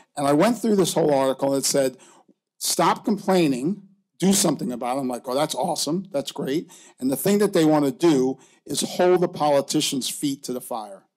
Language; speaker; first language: English; native; English